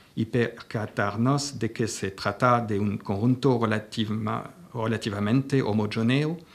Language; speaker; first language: Spanish; non-native, fluent; French